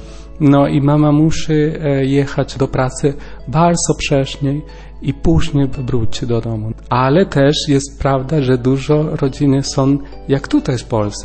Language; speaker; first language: Polish; non-native, learner; Spanish